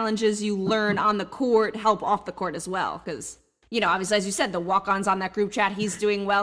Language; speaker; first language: English; native; English